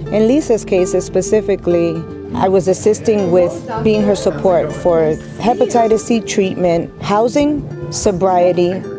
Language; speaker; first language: English; native; English